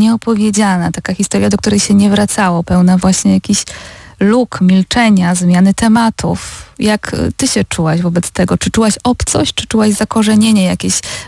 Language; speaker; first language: Polish; native; Polish